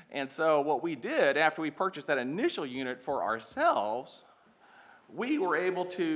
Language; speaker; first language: English; native; English